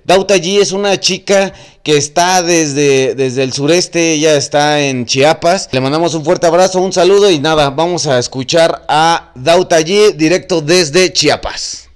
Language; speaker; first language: Spanish; native; Spanish